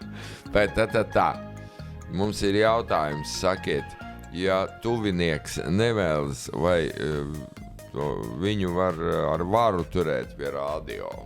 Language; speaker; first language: Latvian; native; Latvian